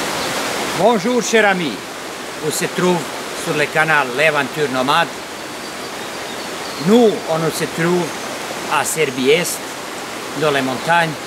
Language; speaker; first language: French; non-native, fluent; Serbian